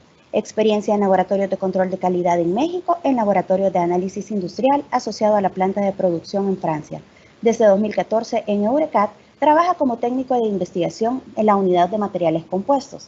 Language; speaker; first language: Spanish; native; Spanish